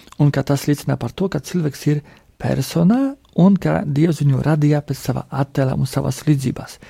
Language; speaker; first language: Latvian; non-native, fluent; Polish